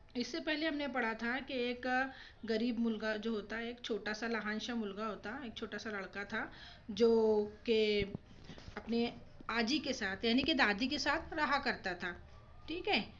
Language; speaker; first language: Hindi; non-native, local second language; Marathi